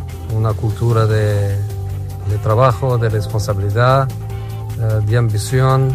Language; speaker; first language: Spanish; non-native, fluent; Portuguese